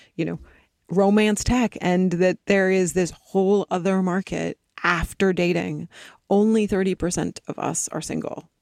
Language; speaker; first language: English; native; English